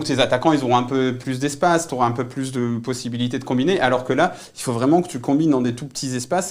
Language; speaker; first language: French; native; French